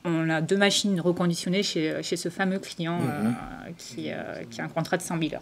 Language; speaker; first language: French; native; French